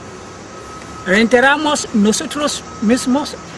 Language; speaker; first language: Spanish; non-native, learner; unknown